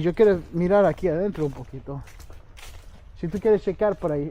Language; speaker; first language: Spanish; early bilingual, heritage; English